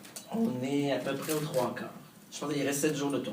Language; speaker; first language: French; native; French